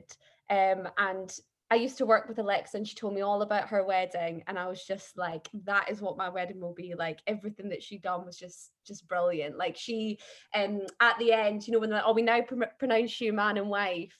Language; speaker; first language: English; native; English